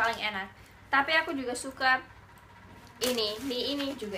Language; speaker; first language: Indonesian; non-native, fluent; English